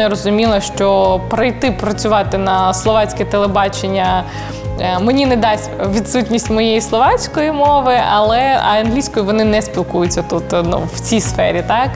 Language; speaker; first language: Ukrainian; native; Ukrainian